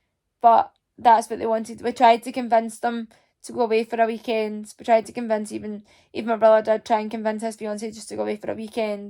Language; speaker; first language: English; native; English